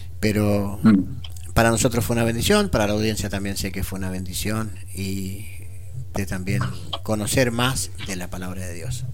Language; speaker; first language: Spanish; native; Spanish